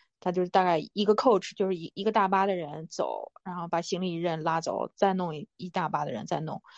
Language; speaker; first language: Chinese; native; Chinese